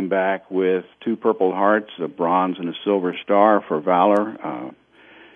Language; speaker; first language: English; native; English